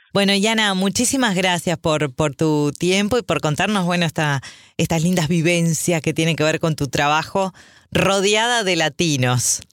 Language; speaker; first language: Spanish; native; Spanish